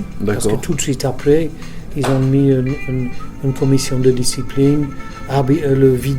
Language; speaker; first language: French; non-native, fluent; English